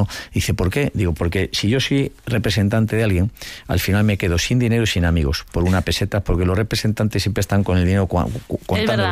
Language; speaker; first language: Spanish; native; Spanish